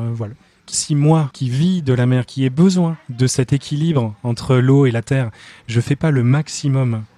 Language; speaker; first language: French; native; French